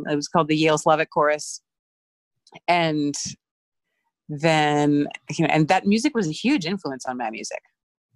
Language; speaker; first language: English; native; English